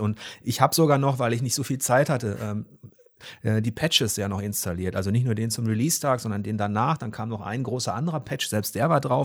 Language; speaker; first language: German; native; German